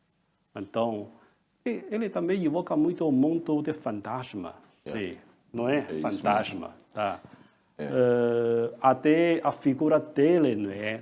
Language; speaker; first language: Portuguese; non-native, fluent; Chinese